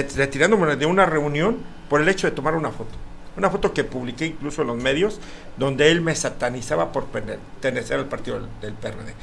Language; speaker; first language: Spanish; native; Spanish